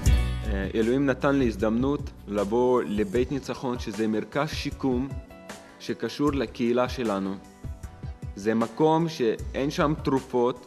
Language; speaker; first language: Hebrew; non-native, fluent; Russian